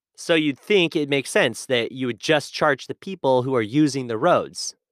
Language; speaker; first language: English; native; English